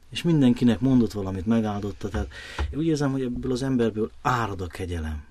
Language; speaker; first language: Hungarian; native; Hungarian